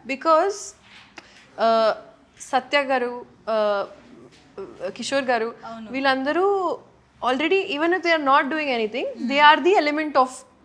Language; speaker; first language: Telugu; non-native, local second language; Urdu